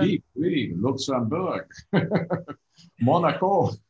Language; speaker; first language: French; non-native, learner; English